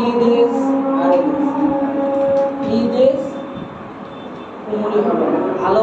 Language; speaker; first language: Japanese; non-native, learner; Bangla